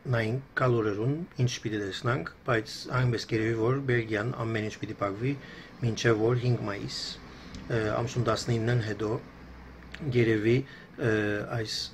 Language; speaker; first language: Armenian; early bilingual, heritage; Armenian